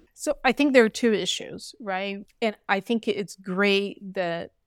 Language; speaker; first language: English; non-native, fluent; Portuguese